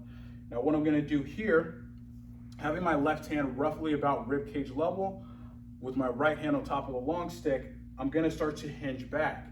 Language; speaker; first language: English; native; English